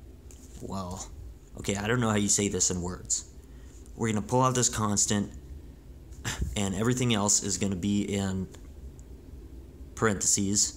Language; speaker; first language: English; native; English